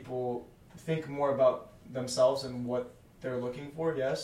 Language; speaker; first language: English; native; English